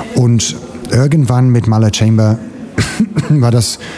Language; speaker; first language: German; non-native, fluent; Italian